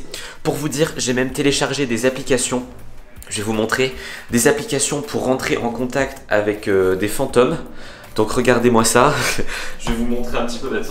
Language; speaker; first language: French; native; French